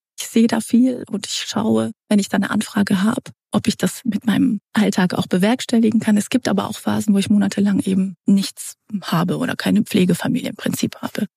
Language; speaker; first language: German; early bilingual, other home language; Romanian